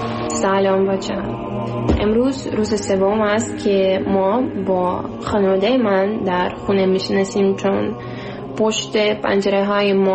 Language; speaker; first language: Persian; non-native, learner; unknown